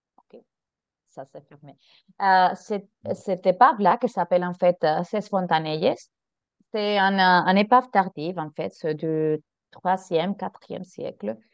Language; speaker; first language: French; non-native, fluent; Spanish